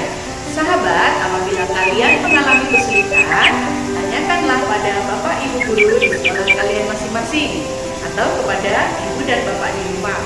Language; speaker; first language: Indonesian; native; Indonesian